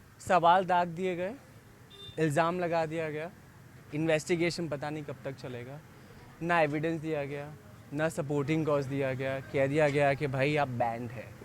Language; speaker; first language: Hindi; native; Hindi